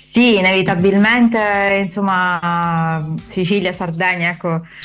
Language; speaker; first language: Italian; non-native, local second language; Sicilian